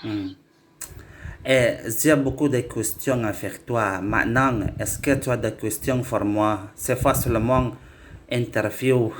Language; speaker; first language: French; non-native, learner; Indonesian